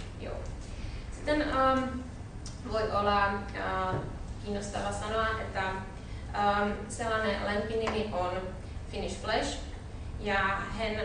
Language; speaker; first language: Finnish; non-native, learner; Czech